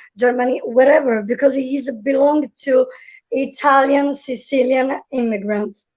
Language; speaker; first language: English; non-native, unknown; Italian